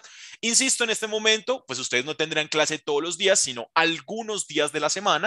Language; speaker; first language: Spanish; native; Spanish